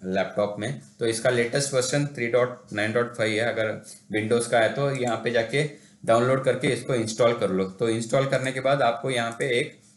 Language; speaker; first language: Hindi; non-native, local second language; Tamil